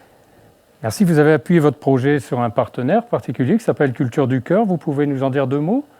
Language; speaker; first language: French; native; French